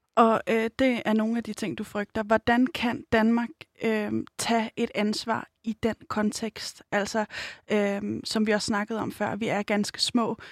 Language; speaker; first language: Danish; native; Danish